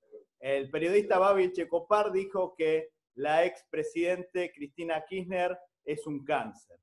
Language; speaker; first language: Spanish; native; Spanish